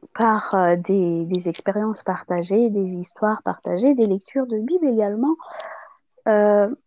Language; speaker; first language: French; non-native, local second language; Malagasy